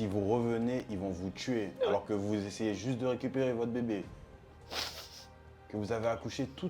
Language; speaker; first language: French; native; French